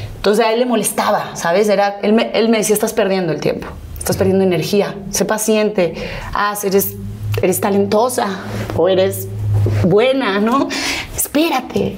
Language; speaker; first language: Spanish; early bilingual, other home language; Catalan